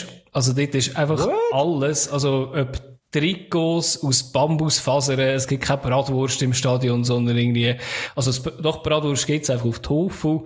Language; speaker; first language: German; native; German